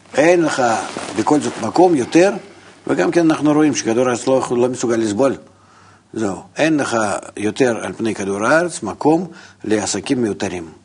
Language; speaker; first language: Hebrew; non-native, fluent; Russian